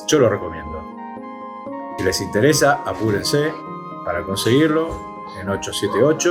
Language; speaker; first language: Spanish; native; Spanish